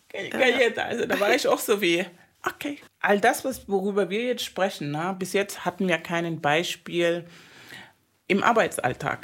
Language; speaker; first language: German; non-native, fluent; Spanish